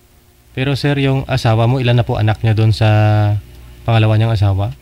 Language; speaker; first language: Filipino; native; Filipino